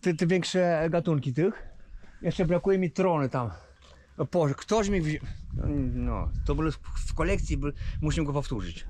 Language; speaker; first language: Polish; early bilingual, heritage; Polish